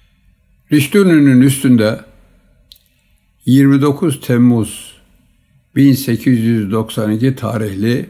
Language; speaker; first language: Turkish; native; Turkish